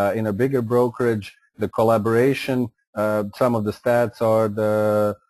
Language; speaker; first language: English; non-native, fluent; Croatian